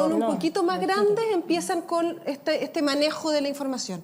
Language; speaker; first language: Spanish; native; Spanish